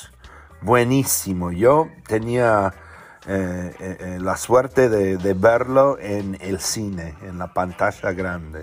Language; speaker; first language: Spanish; non-native, fluent; English